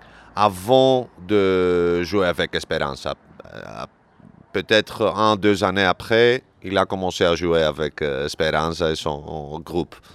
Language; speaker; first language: French; non-native, learner; Greek